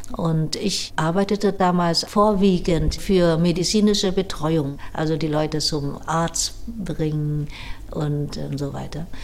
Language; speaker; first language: German; non-native, fluent; Vietnamese